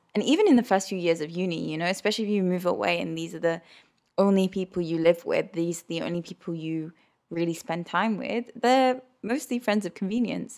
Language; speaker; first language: English; early bilingual, other home language; Urdu